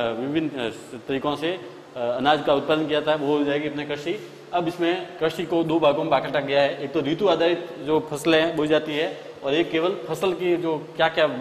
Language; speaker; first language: Hindi; native; Hindi